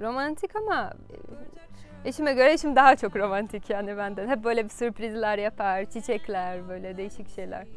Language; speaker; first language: Turkish; non-native, fluent; Portuguese